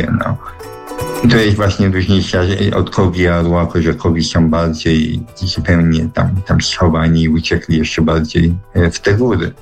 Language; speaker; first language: Polish; early bilingual, heritage; Polish